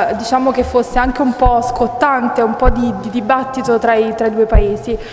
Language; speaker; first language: Italian; native; Italian